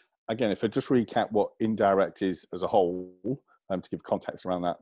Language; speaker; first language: English; native; English